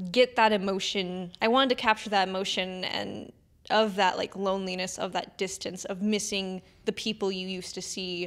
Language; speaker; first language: English; native; English